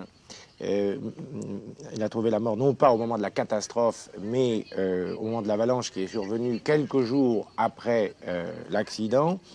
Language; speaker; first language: French; native; French